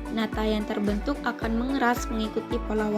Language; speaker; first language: Indonesian; native; Indonesian